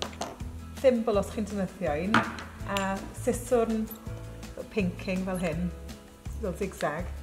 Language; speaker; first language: Welsh; native; Welsh